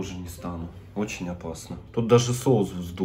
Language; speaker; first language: Russian; native; Russian